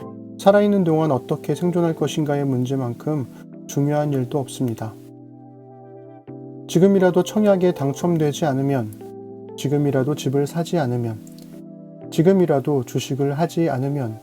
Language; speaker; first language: Korean; native; Korean